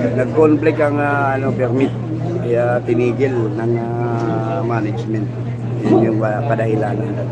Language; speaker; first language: Filipino; non-native, local second language; Cebuano